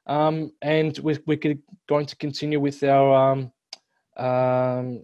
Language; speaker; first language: English; native; English